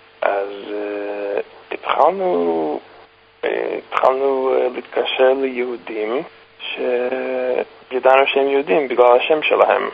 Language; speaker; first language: Hebrew; non-native, fluent; English